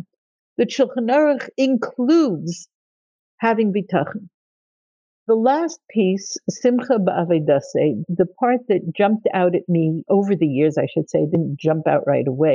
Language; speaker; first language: English; native; English